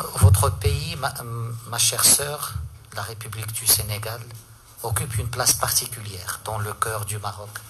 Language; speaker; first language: French; non-native, local second language; Arabic